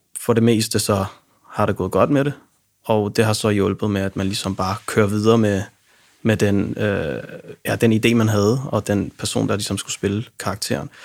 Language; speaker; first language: Danish; early bilingual, other home language; Arabic